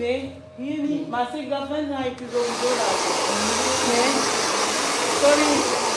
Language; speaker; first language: Dutch; non-native, learner; English